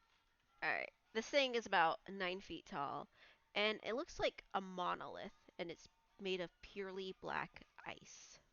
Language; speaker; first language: English; native; English